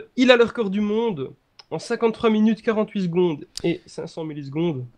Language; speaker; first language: French; native; French